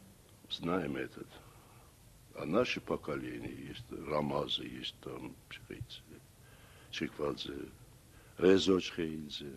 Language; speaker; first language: Russian; non-native, local second language; Armenian